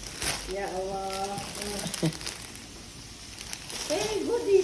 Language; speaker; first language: English; non-native, learner; Indonesian